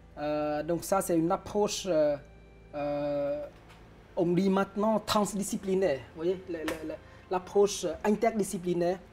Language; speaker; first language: French; non-native, fluent; Vietnamese